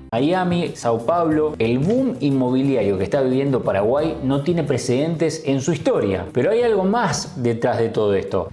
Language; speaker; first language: Spanish; native; Spanish